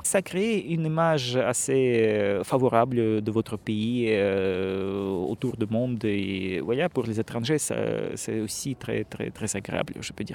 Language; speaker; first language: French; non-native, fluent; Russian